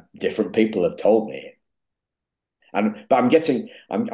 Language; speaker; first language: English; native; English